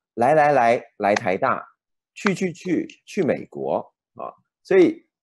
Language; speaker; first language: Chinese; native; Chinese